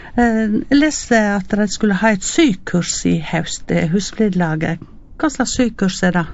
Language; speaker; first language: Norwegian; native; Norwegian